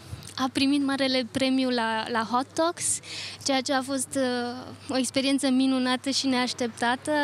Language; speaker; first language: Romanian; early bilingual, other home language; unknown